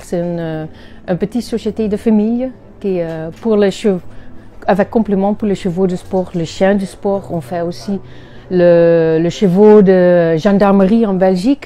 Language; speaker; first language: French; non-native, learner; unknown